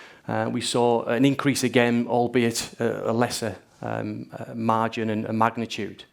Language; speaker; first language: English; native; English